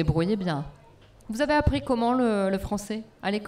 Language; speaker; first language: French; native; French